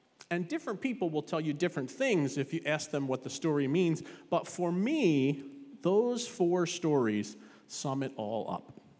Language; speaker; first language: English; native; English